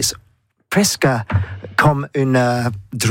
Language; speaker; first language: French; non-native, learner; English